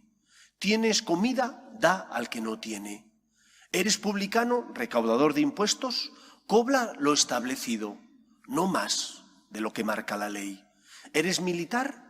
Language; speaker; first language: Spanish; native; Spanish